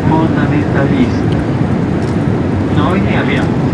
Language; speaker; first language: Italian; non-native, fluent; Spanish